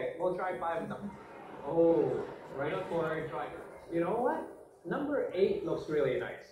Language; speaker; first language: English; native; English